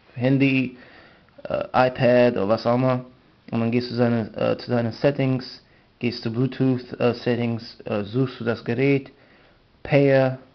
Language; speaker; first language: German; non-native, learner; English